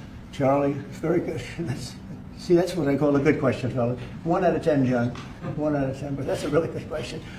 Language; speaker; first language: English; native; English